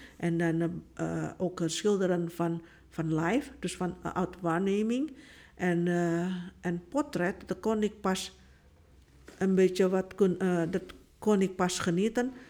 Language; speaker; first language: Dutch; non-native, fluent; Indonesian